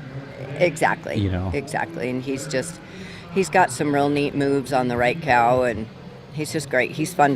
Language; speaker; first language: English; native; English